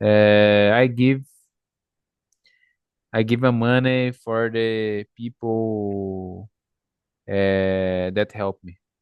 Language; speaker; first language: English; non-native, learner; Portuguese